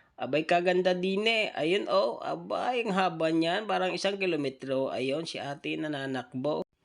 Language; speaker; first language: Filipino; native; Filipino